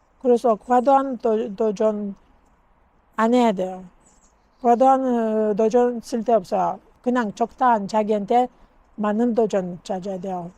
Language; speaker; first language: Korean; non-native, learner; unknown